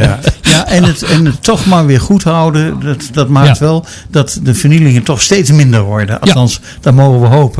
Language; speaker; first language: Dutch; native; Dutch